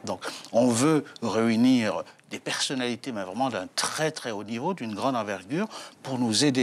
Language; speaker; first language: French; native; French